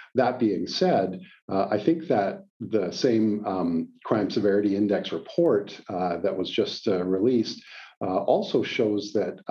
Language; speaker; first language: English; native; English